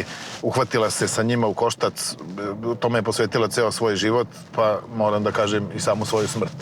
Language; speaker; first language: Bosnian; native; Bosnian